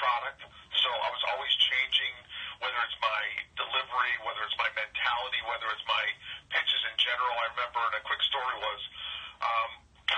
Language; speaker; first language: English; native; English